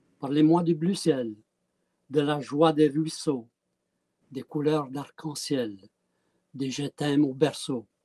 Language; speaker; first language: French; early bilingual, other home language; Italian